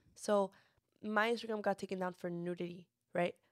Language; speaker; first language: English; early bilingual, other home language; Spanish